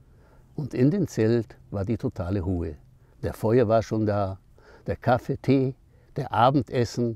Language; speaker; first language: German; non-native, fluent; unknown